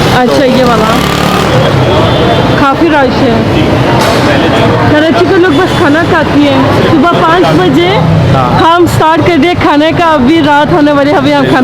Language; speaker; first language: Hindi; non-native, learner; Turkish